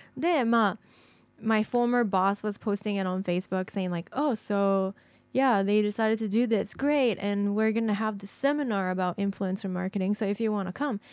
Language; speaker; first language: English; non-native, fluent; Japanese